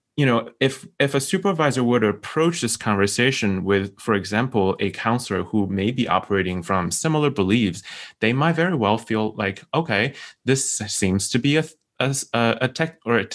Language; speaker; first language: English; non-native, fluent; Chinese